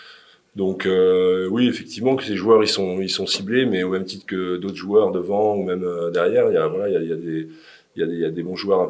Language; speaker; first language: French; native; French